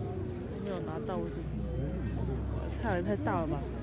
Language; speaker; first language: Chinese; native; Chinese